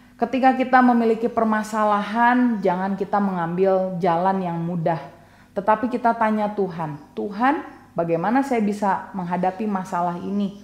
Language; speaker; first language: Indonesian; native; Indonesian